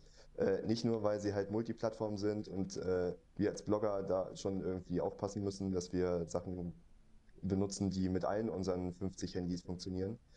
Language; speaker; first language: German; native; German